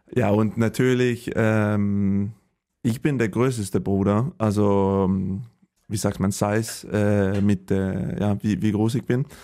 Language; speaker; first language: German; non-native, fluent; Danish